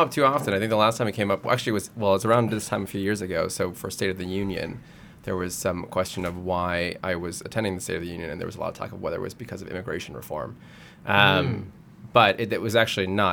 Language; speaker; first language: English; native; English